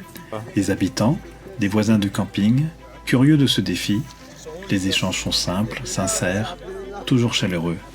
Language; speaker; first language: French; native; French